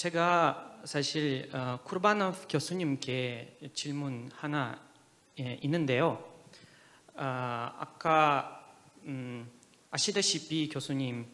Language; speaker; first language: Korean; non-native, fluent; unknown